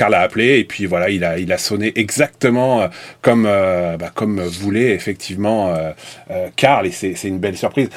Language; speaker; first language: French; native; French